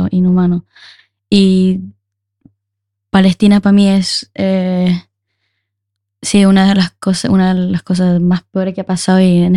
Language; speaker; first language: Spanish; early bilingual, heritage; Spanish